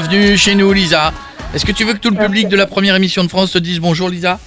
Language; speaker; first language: French; native; French